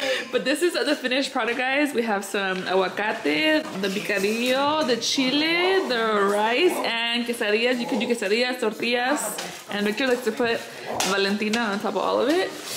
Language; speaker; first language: English; early bilingual, other home language; Spanish